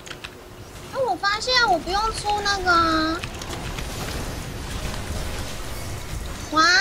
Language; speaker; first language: Chinese; native; Chinese